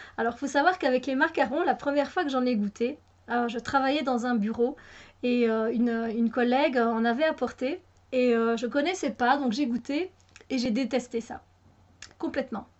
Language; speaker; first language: French; native; French